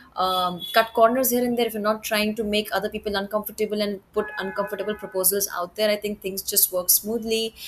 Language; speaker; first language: English; non-native, local second language; Hindi